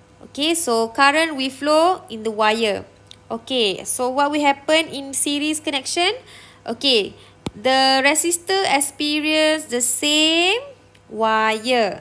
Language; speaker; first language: English; non-native, local second language; Malay